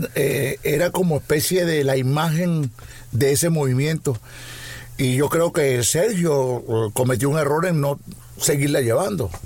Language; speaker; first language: Spanish; native; Spanish